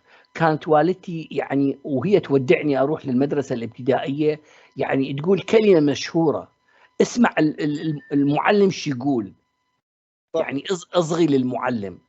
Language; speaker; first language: Arabic; native; Arabic